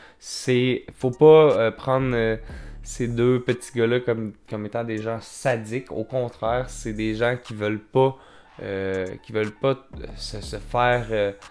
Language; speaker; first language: French; native; French